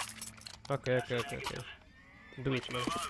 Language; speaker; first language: English; non-native, learner; Hungarian